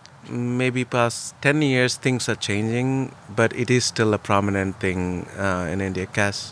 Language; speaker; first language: English; non-native, local second language; Telugu